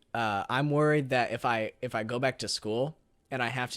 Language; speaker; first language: English; native; English